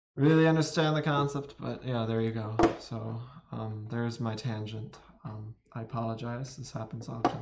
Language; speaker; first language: English; native; English